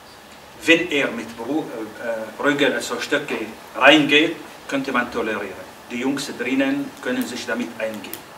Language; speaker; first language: German; non-native, fluent; Arabic